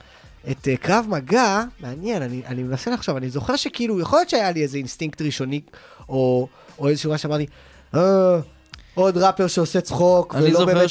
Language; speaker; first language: Hebrew; native; Hebrew